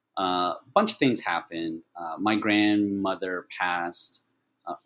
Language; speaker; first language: English; early bilingual, other home language; Chinese